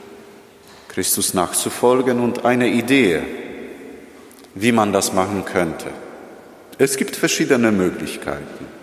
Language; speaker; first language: German; non-native, fluent; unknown